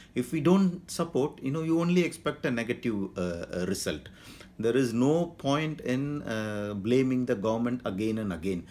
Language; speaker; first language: English; non-native, local second language; Tamil